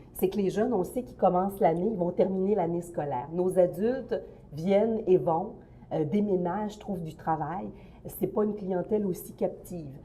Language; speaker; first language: French; native; French